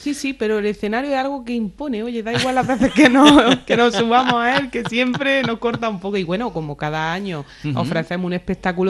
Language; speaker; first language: Spanish; native; Spanish